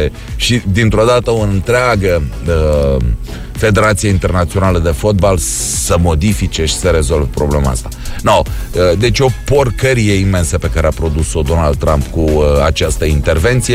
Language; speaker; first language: Romanian; native; Romanian